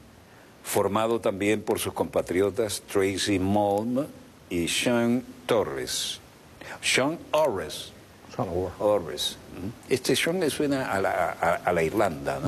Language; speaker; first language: Spanish; native; Spanish